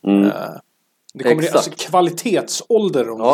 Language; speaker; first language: Swedish; native; Swedish